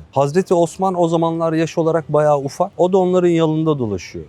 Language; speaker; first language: Turkish; native; Turkish